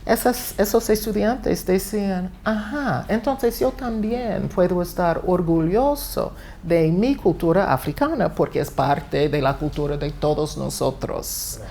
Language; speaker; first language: Spanish; non-native, fluent; English